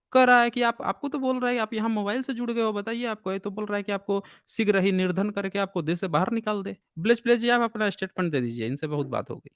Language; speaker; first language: Hindi; native; Hindi